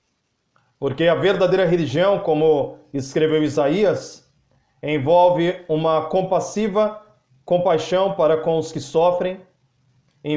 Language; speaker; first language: Portuguese; native; Portuguese